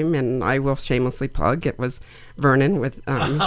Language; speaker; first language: English; native; English